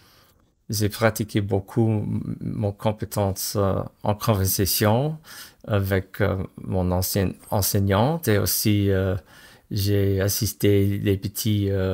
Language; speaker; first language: French; non-native, fluent; English